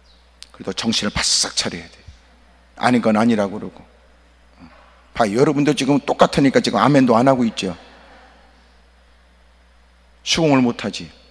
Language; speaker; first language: Korean; native; Korean